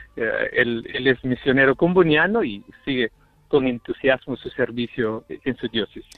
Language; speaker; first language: Spanish; native; Spanish